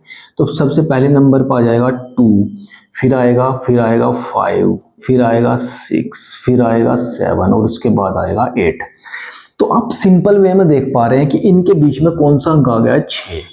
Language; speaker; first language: Hindi; native; Hindi